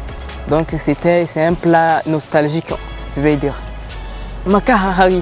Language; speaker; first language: French; non-native, local second language; Hausa